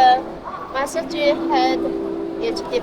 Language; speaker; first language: English; non-native, learner; Chinese